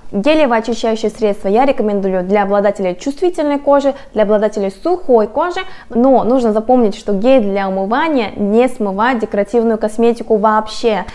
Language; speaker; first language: Russian; non-native, fluent; Korean